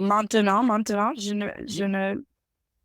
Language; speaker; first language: French; non-native, learner; Spanish